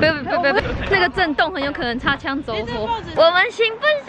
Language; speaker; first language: Chinese; native; Chinese